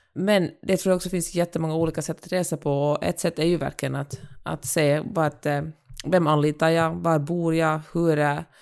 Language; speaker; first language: Swedish; native; Swedish